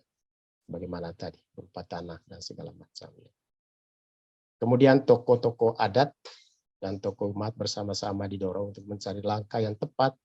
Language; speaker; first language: Indonesian; native; Indonesian